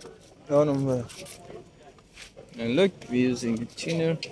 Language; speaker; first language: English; non-native, learner; Persian